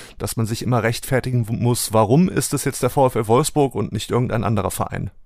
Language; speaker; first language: German; native; German